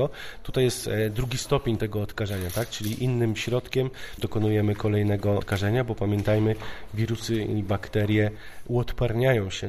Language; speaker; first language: Polish; native; Polish